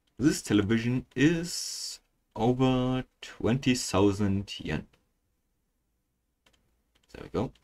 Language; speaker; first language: English; non-native, fluent; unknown